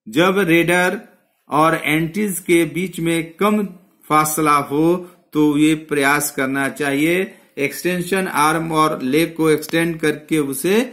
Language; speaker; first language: Hindi; native; Hindi